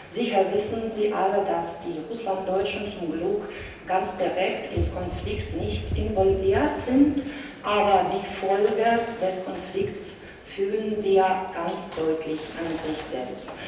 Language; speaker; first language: German; non-native, fluent; Russian